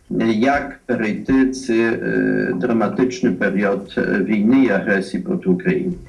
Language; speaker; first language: Ukrainian; non-native, fluent; Polish